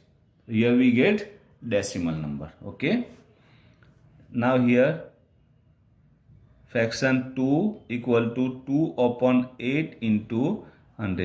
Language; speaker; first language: English; non-native, local second language; Gujarati